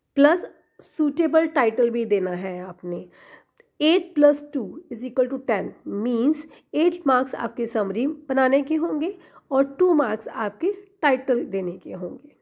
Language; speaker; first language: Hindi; non-native, local second language; Punjabi